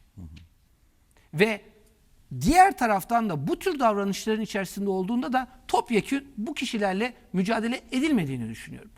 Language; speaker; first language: Turkish; native; Turkish